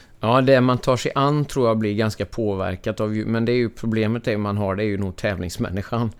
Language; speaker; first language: Swedish; native; Swedish